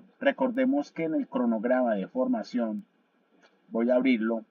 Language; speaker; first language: Spanish; native; Spanish